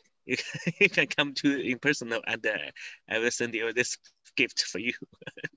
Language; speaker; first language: English; non-native, learner; Chinese